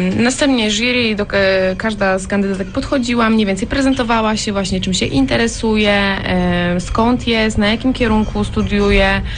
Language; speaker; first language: Polish; native; Polish